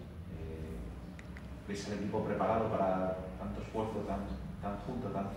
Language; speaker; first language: Spanish; native; Spanish